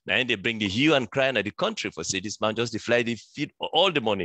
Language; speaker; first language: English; non-native, local second language; Krio